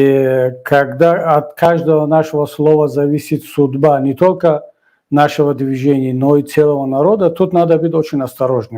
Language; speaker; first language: Russian; non-native, local second language; Tajik